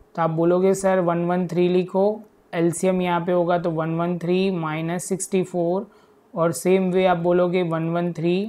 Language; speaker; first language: Hindi; non-native, local second language; Gujarati